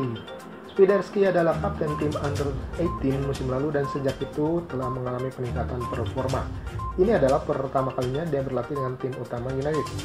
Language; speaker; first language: Indonesian; native; Indonesian